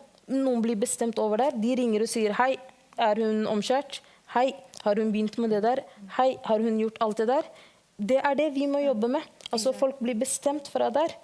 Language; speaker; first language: Norwegian; early bilingual, other home language; Somali